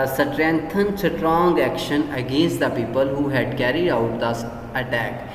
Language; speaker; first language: English; non-native, local second language; Urdu